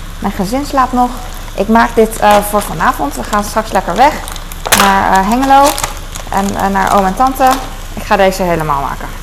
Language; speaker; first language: Dutch; early bilingual, other home language; Cantonese